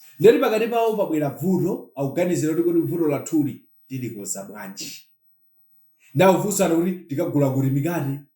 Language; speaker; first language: Nyanja; non-native, local second language; Tumbuka